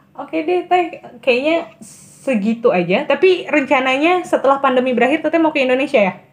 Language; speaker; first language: Indonesian; native; Indonesian